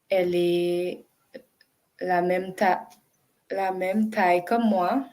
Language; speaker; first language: French; non-native, learner; English